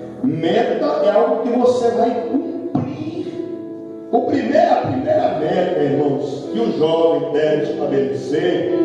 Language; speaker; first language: Portuguese; native; Portuguese